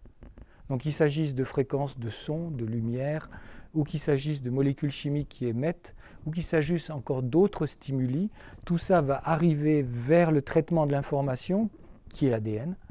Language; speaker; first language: French; native; French